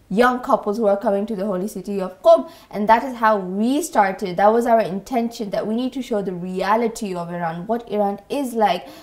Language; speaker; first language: English; native; English